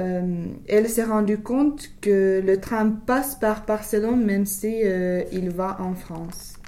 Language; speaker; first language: French; non-native, learner; English